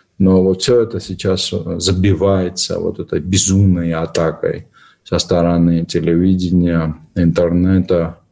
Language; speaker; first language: Russian; non-native, local second language; Georgian